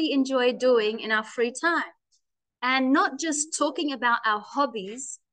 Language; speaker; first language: English; native; English